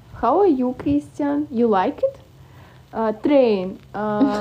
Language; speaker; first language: English; non-native, learner; Russian